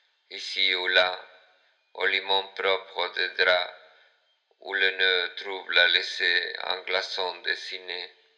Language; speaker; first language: French; non-native, fluent; Spanish